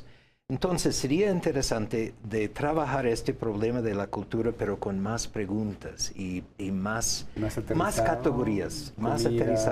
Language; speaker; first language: Spanish; non-native, fluent; English